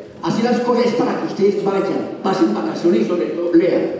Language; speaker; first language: Spanish; native; Spanish